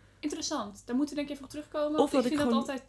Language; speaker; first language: Dutch; native; Dutch